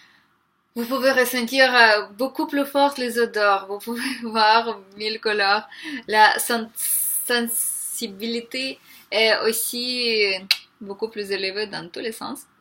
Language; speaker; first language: French; non-native, learner; Ukrainian